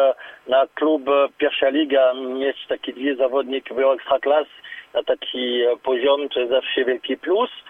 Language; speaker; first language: Polish; non-native, learner; French